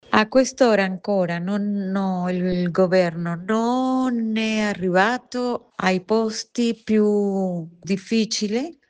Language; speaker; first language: Italian; non-native, fluent; Spanish